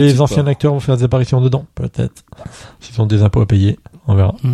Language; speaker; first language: French; native; French